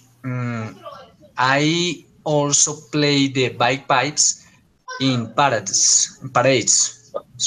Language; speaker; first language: English; non-native, learner; Spanish